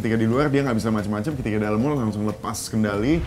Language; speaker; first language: Indonesian; native; Indonesian